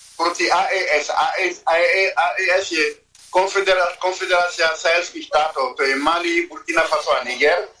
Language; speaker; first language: Slovak; non-native, fluent; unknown